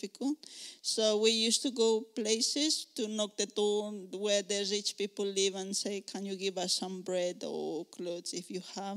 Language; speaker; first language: English; non-native, learner; Spanish